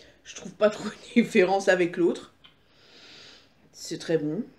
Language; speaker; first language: French; native; French